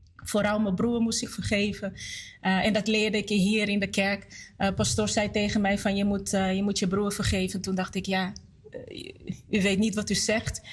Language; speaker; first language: Dutch; non-native, fluent; Portuguese